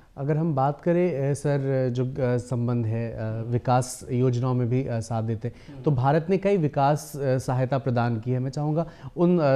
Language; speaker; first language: Hindi; native; Hindi